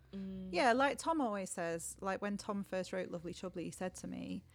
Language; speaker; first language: English; native; English